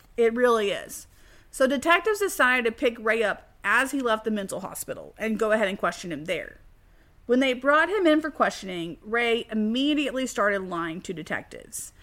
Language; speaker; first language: English; native; English